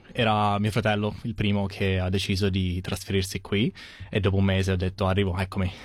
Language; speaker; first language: Italian; native; Italian